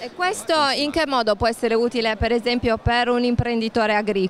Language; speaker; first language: Italian; native; Italian